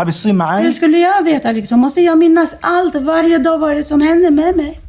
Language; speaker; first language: Swedish; non-native, fluent; Arabic